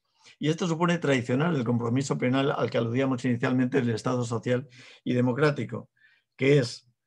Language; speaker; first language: Spanish; native; Spanish